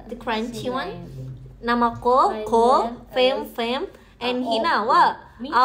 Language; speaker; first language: English; non-native, learner; Indonesian